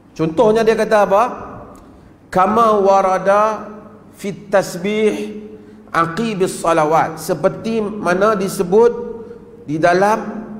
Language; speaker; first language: Malay; native; Malay